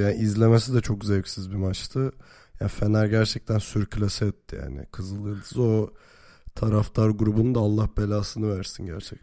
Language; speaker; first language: Turkish; native; Turkish